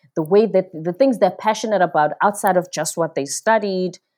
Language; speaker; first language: English; non-native, local second language; Zulu